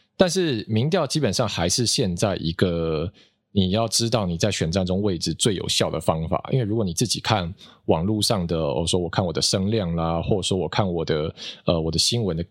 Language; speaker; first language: Chinese; native; Chinese